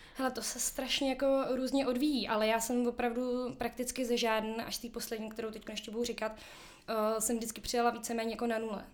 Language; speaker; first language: Czech; native; Czech